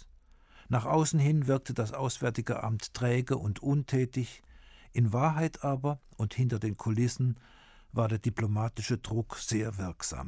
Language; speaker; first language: German; native; German